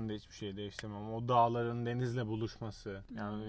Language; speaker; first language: Turkish; native; Turkish